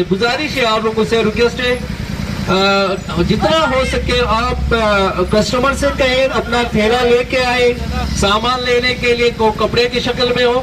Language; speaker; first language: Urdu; non-native, local second language; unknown